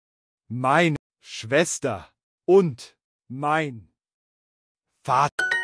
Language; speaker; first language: German; non-native, learner; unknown